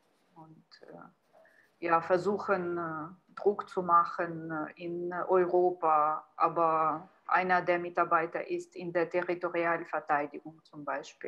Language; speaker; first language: German; non-native, fluent; Ukrainian